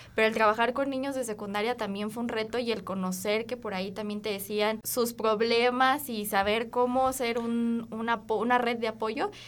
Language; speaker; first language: Spanish; native; Spanish